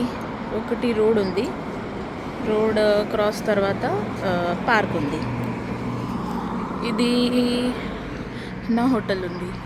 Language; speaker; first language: Telugu; non-native, learner; Marathi